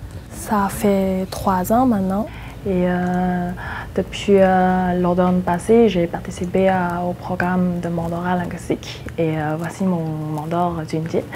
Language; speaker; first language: French; non-native, fluent; Chinese